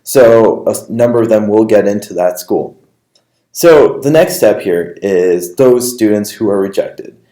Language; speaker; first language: English; native; English